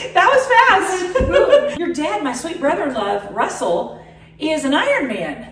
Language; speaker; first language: English; native; English